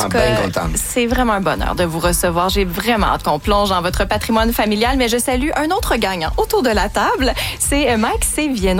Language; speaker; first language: French; native; French